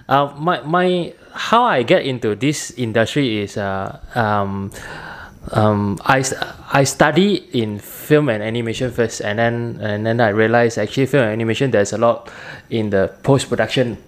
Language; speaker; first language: English; non-native, local second language; Min Nan Chinese